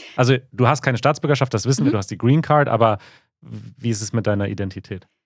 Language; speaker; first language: German; native; German